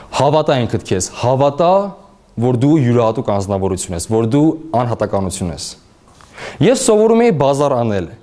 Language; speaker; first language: Armenian; early bilingual, heritage; Armenian